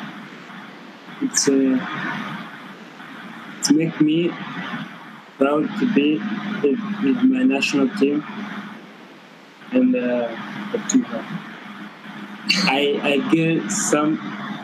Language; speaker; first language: English; non-native, local second language; Kinyarwanda